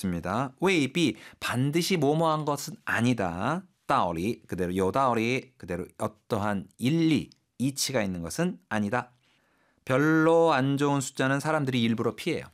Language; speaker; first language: Korean; native; Korean